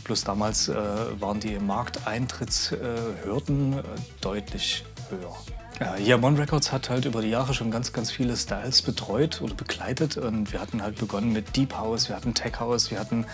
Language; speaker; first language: German; native; German